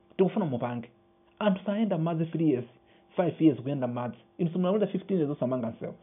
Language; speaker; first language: Nyanja; non-native, local second language; Yao